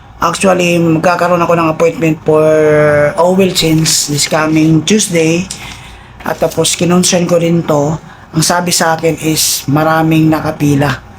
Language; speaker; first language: Filipino; non-native, local second language; Cebuano